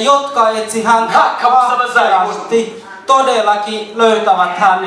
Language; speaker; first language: Finnish; non-native, fluent; Kinyarwanda